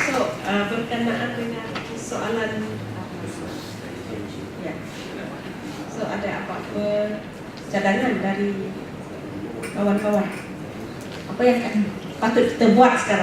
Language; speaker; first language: Malay; native; Malay